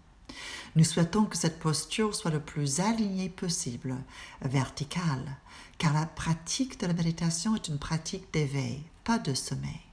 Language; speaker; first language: French; non-native, fluent; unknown